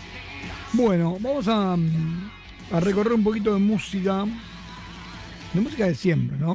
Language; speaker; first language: Spanish; native; Spanish